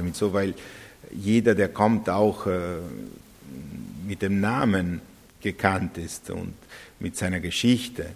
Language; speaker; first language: German; non-native, fluent; Italian